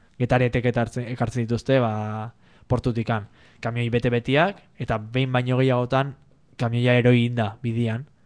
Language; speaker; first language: Basque; native; Basque